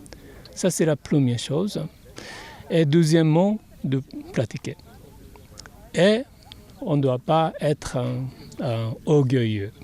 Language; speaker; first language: French; non-native, fluent; Japanese